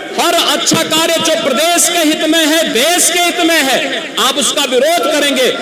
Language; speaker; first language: Hindi; native; Hindi